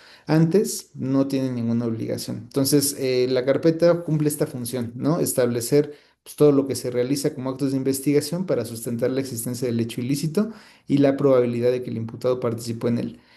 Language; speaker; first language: Spanish; native; Spanish